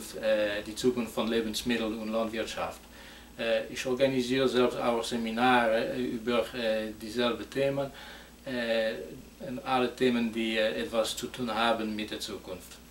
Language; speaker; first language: German; non-native, fluent; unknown